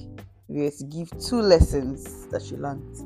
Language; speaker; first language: English; non-native, local second language; Yoruba